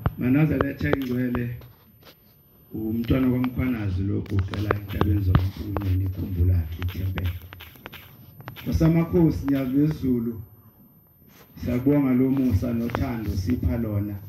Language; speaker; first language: Zulu; native; Zulu